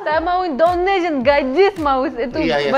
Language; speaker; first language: Indonesian; non-native, learner; Russian